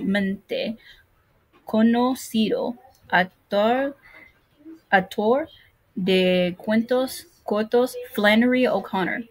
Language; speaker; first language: Spanish; non-native, learner; English